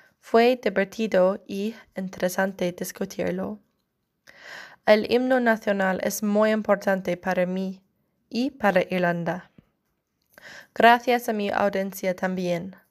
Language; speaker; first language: Spanish; non-native, learner; English